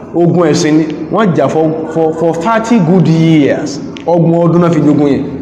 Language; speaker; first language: English; non-native, local second language; Yoruba